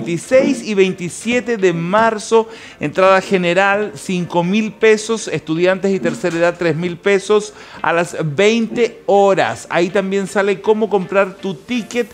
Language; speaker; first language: Spanish; native; Spanish